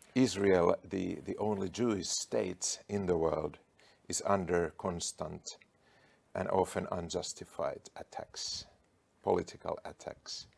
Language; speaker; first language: English; non-native, fluent; Finnish